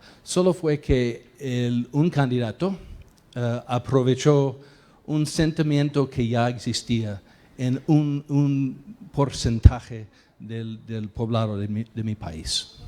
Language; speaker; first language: Spanish; non-native, fluent; English